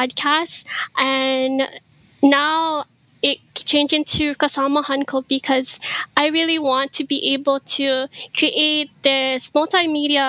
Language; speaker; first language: English; early bilingual, other home language; Iloko